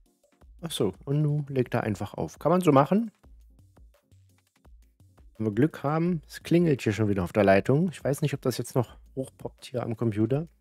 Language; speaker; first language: German; native; German